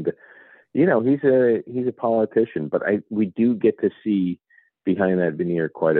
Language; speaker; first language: English; native; English